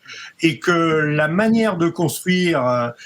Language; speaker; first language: French; native; French